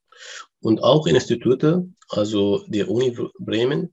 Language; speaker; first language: German; non-native, learner; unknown